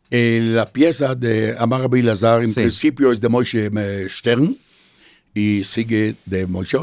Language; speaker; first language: Spanish; non-native, fluent; Hebrew